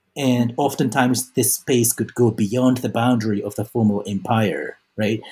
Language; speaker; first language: English; non-native, fluent; Japanese